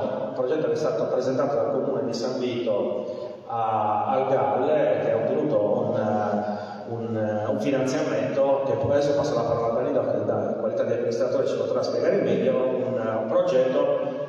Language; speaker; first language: Italian; native; Italian